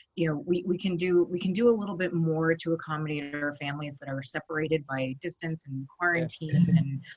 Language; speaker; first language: English; native; English